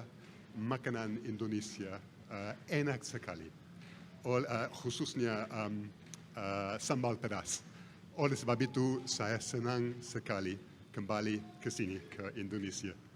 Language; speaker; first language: Indonesian; non-native, fluent; English